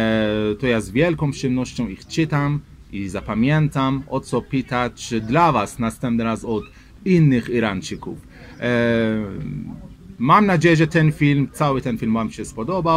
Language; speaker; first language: Polish; non-native, learner; Persian